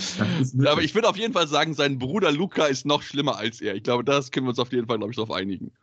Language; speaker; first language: German; native; German